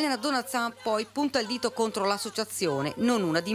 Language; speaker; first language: Italian; native; Italian